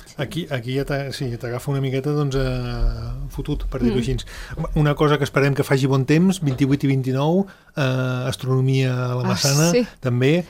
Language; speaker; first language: Catalan; native; Catalan